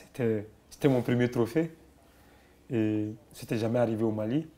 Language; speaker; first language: French; non-native, local second language; Bambara